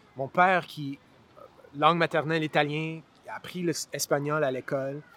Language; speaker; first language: French; non-native, local second language; English